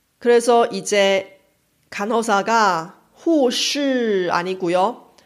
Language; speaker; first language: Korean; non-native, fluent; Chinese